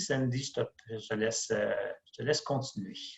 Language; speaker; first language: French; native; French